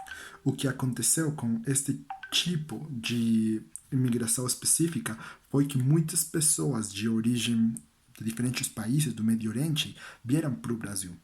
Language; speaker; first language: Portuguese; non-native, learner; Spanish